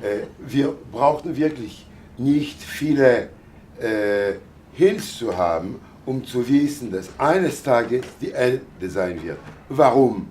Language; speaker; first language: German; non-native, fluent; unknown